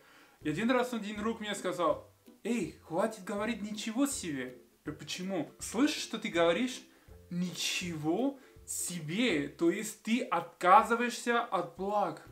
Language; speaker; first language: Russian; non-native, fluent; Spanish